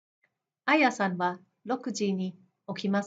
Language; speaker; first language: Japanese; non-native, fluent; English